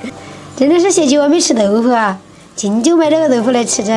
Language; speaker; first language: Chinese; native; Chinese